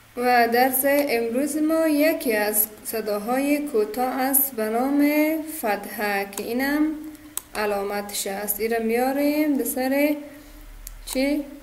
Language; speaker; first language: Persian; native; Persian